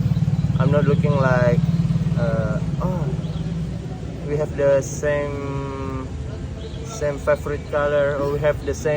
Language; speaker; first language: English; non-native, fluent; Indonesian